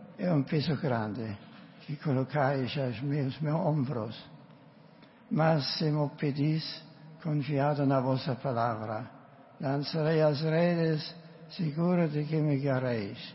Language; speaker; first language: Spanish; non-native, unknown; German